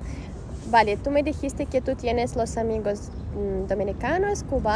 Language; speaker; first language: Spanish; non-native, fluent; Russian